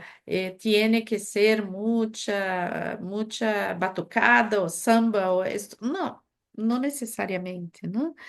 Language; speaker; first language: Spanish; non-native, fluent; Portuguese